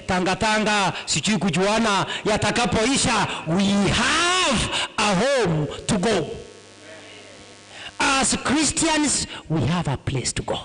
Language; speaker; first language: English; non-native, local second language; Gusii